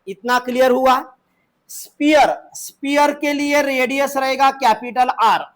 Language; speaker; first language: Hindi; non-native, local second language; Marathi